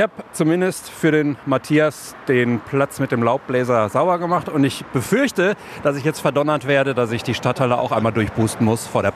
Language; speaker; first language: German; native; German